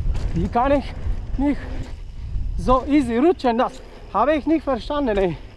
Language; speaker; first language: German; non-native, fluent; Polish